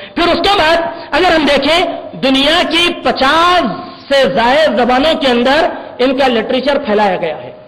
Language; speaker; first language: Urdu; native; Urdu